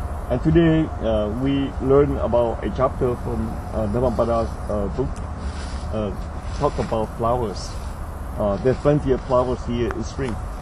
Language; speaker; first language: English; non-native, fluent; Vietnamese